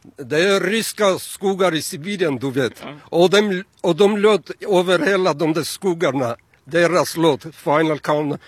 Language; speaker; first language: Swedish; non-native, fluent; Armenian